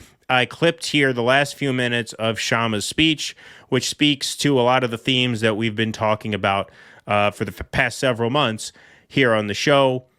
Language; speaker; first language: English; native; English